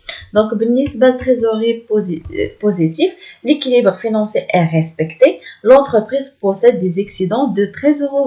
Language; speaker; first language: French; non-native, local second language; Arabic